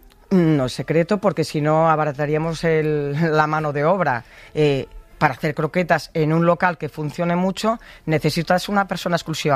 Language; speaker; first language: Spanish; native; Spanish